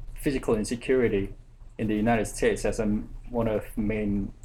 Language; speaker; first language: English; non-native, fluent; Korean